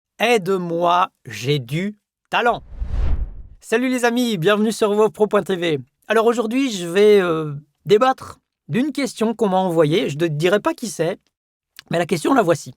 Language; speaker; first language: French; native; French